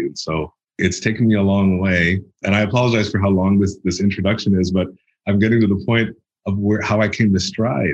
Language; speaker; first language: English; native; English